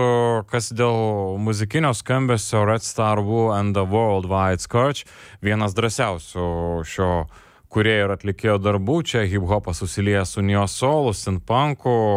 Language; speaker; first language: Lithuanian; native; Lithuanian